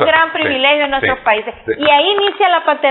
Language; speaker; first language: Spanish; native; Spanish